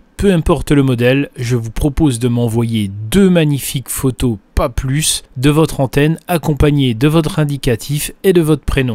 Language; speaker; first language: French; native; French